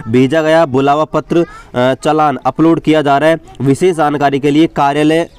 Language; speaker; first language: Hindi; native; Hindi